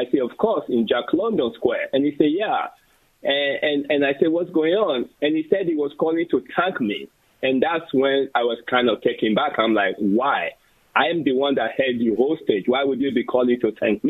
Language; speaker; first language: English; non-native, local second language; Bini